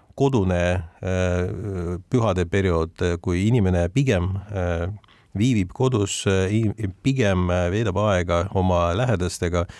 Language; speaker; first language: Estonian; non-native, local second language; Russian